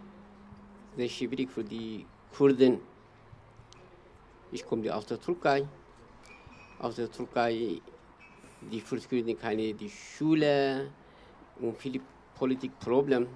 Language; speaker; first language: German; non-native, learner; Kurdish